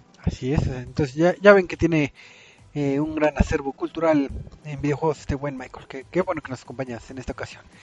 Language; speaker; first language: Spanish; native; Spanish